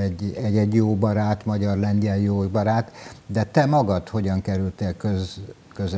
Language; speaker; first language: Hungarian; native; Hungarian